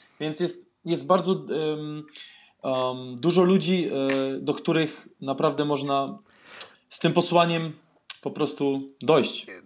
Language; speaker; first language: Polish; early bilingual, heritage; Polish